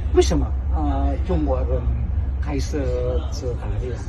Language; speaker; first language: Chinese; non-native, learner; Indonesian